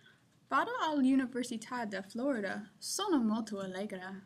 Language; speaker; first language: Italian; non-native, learner; English